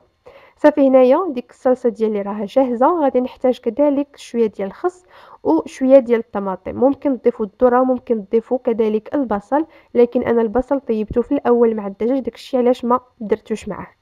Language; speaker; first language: Arabic; native; Arabic